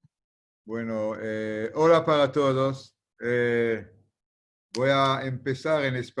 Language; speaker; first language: Spanish; early bilingual, heritage; Spanish